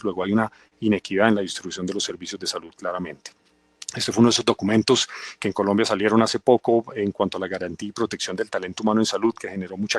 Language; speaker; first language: Spanish; native; Spanish